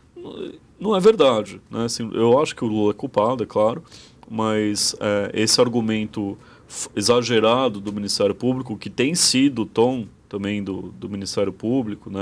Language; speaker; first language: Portuguese; native; Portuguese